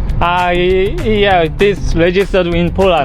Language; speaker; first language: English; non-native, learner; Korean